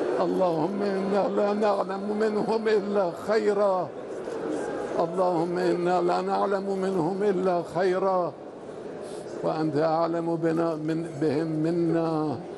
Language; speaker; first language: Arabic; non-native, fluent; Persian